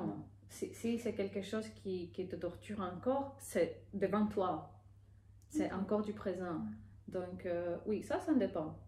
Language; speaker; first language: French; non-native, fluent; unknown